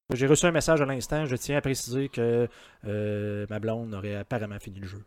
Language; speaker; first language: French; native; French